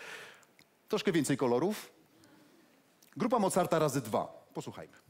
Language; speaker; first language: Polish; native; Polish